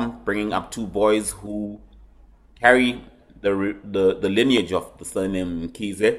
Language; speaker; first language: English; native; English